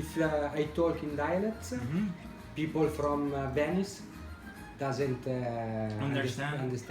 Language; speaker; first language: English; non-native, learner; Italian